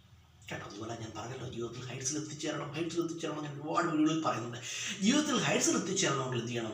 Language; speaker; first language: Malayalam; native; Malayalam